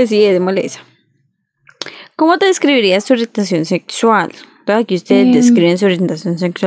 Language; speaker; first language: Spanish; native; Spanish